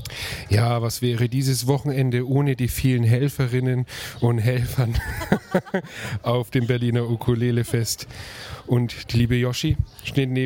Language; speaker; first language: German; native; German